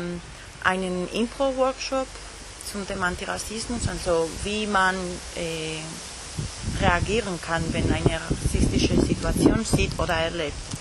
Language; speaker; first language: German; non-native, fluent; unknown